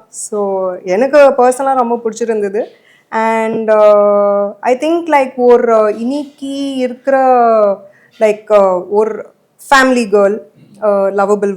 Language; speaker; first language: Tamil; non-native, fluent; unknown